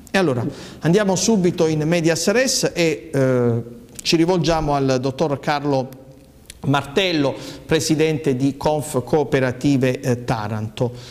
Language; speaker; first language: Italian; native; Italian